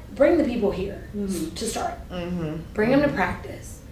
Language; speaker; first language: English; native; English